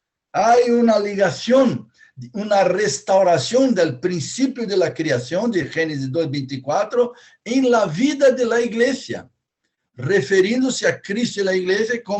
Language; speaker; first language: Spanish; non-native, fluent; Portuguese